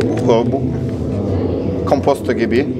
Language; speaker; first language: Turkish; non-native, learner; Russian